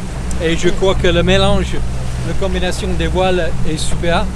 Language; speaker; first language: French; non-native, fluent; English